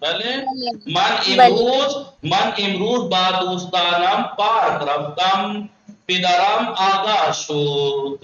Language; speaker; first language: Persian; non-native, fluent; Urdu